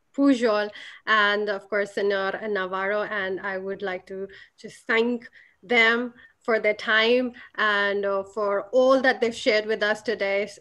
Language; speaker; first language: English; non-native, local second language; Hindi